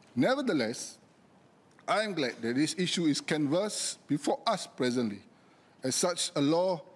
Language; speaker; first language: English; non-native, local second language; Malay